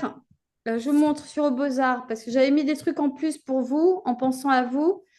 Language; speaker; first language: French; native; French